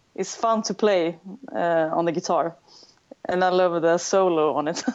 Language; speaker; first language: English; non-native, fluent; Swedish